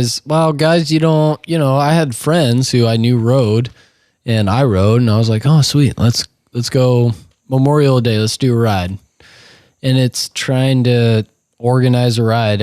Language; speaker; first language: English; native; English